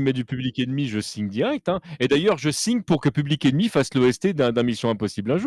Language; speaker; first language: French; native; French